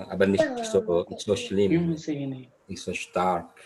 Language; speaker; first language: German; non-native, learner; Indonesian